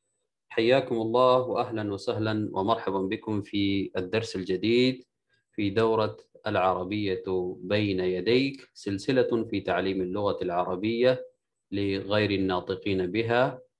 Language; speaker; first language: Arabic; non-native, fluent; Urdu